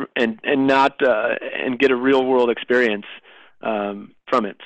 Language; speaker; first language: English; native; English